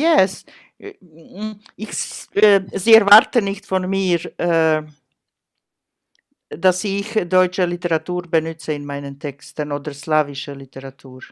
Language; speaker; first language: German; non-native, fluent; Croatian